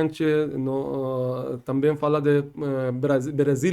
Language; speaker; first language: Portuguese; non-native, learner; Persian